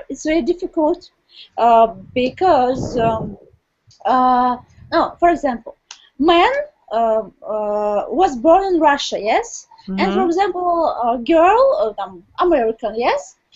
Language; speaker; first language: English; non-native, learner; Russian